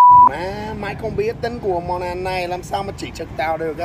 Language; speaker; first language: Vietnamese; non-native, fluent; English